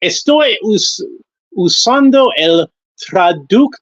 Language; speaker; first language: Spanish; non-native, learner; English